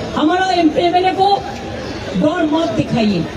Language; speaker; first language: Hindi; non-native, local second language; Bangla